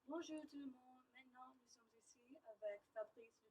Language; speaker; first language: French; non-native, learner; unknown